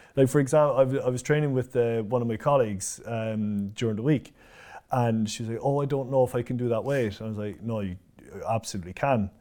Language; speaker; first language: English; native; English